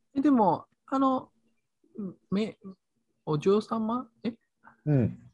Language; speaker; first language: Japanese; non-native, learner; Chinese